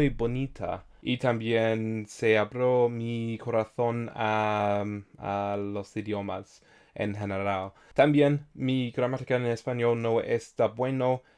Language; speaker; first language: Spanish; non-native, learner; English